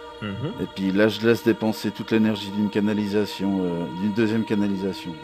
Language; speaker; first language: French; native; French